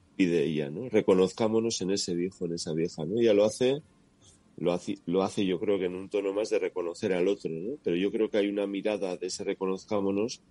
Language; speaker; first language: Spanish; native; Spanish